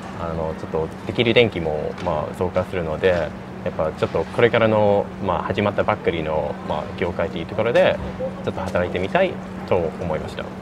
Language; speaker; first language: Japanese; non-native, fluent; English